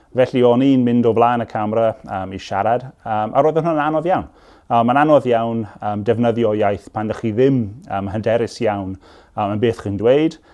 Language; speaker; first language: Welsh; non-native, local second language; English